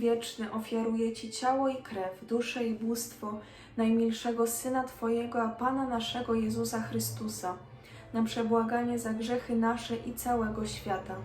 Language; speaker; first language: Polish; native; Polish